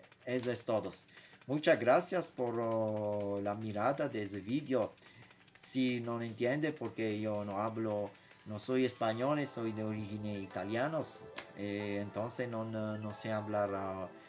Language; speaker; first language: Spanish; non-native, learner; Italian